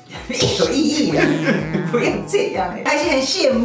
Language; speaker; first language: Chinese; non-native, learner; Japanese